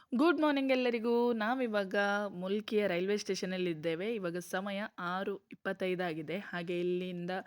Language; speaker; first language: Kannada; native; Kannada